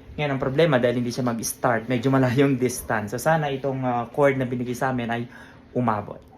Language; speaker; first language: Filipino; native; Filipino